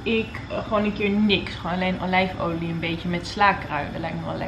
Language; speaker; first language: Dutch; native; Dutch